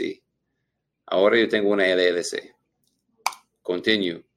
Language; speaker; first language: Spanish; non-native, learner; English